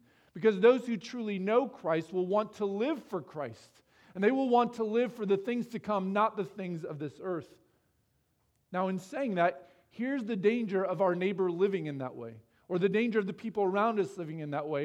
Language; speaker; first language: English; native; English